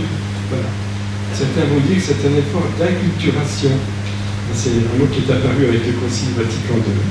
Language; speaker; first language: French; native; French